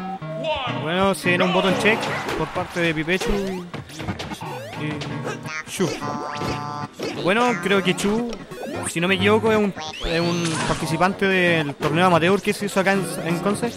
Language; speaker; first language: Spanish; native; Spanish